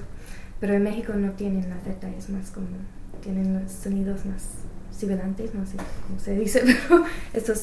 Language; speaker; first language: Spanish; non-native, learner; English